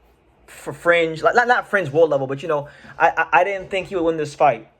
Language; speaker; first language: English; native; English